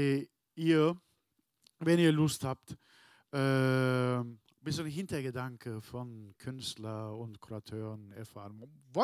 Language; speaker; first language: German; non-native, learner; Turkish